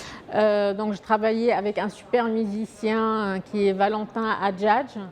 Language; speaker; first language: French; non-native, fluent; Arabic